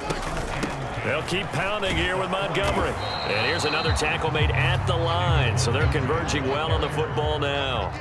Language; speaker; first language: English; native; English